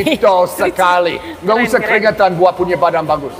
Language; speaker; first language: Indonesian; non-native, learner; English